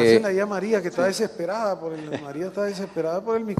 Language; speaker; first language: Spanish; native; Spanish